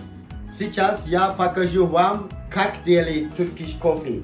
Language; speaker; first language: Russian; non-native, learner; Turkish